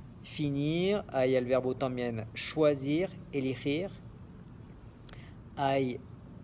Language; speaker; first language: Spanish; non-native, fluent; French